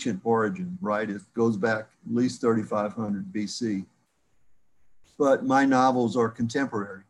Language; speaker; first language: English; native; English